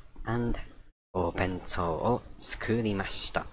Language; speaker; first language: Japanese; non-native, learner; English